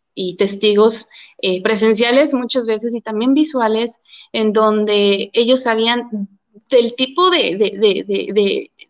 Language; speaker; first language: Spanish; early bilingual, heritage; Spanish